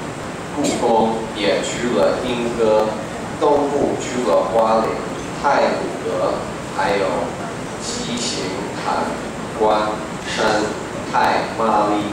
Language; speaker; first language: Chinese; non-native, fluent; English